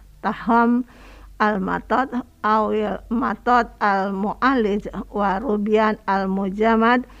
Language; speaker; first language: Arabic; non-native, fluent; Indonesian